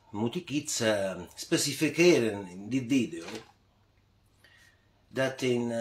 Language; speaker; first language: Dutch; non-native, learner; Italian